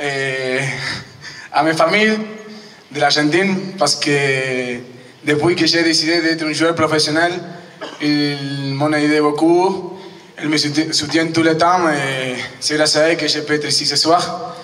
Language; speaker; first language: French; non-native, fluent; Spanish